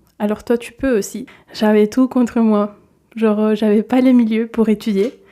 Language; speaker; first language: French; non-native, fluent; Spanish